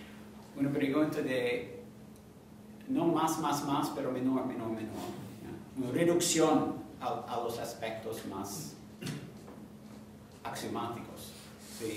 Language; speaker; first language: Spanish; non-native, fluent; English